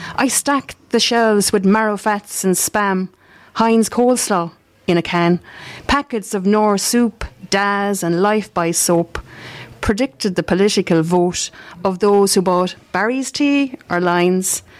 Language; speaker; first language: English; native; English